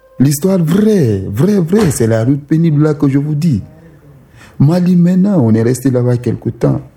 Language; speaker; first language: French; non-native, local second language; Susu